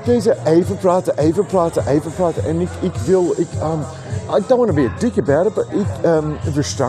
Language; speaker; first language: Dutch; non-native, learner; English